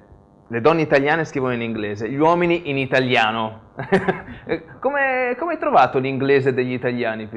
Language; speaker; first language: Italian; native; Italian